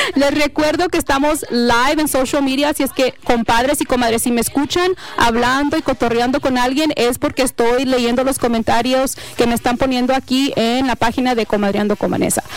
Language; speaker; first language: Spanish; early bilingual, heritage; Spanish